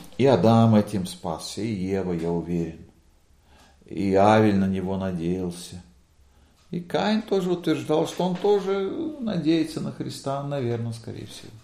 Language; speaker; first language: Russian; non-native, local second language; Latvian